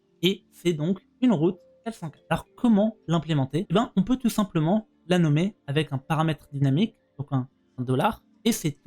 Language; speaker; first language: French; native; French